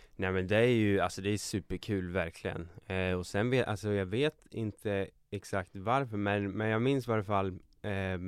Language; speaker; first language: Swedish; native; Swedish